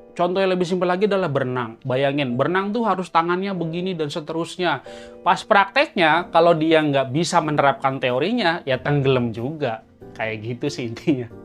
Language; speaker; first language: Indonesian; native; Indonesian